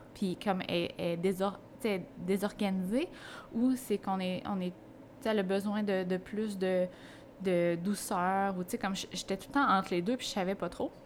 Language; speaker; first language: French; native; French